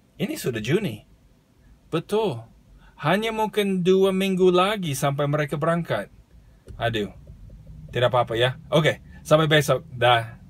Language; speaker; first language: Indonesian; non-native, fluent; English